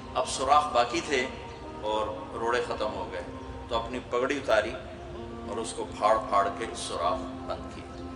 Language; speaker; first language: Urdu; non-native, local second language; Punjabi